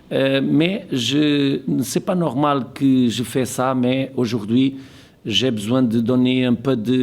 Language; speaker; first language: French; non-native, fluent; Portuguese